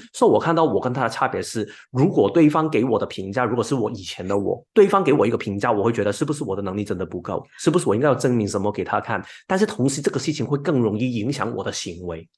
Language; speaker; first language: Chinese; non-native, local second language; Cantonese